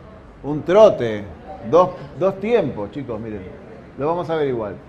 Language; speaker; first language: Spanish; native; Spanish